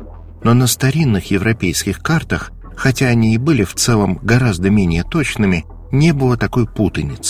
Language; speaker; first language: Russian; native; Russian